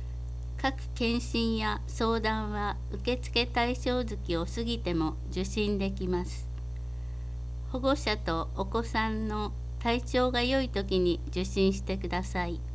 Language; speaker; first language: Japanese; native; Japanese